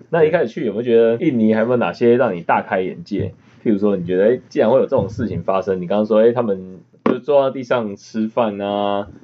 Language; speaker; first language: Chinese; native; Chinese